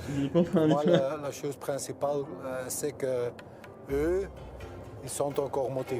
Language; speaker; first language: French; non-native, local second language; Dutch